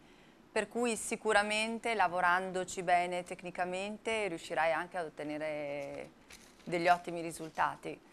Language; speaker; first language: Italian; native; Italian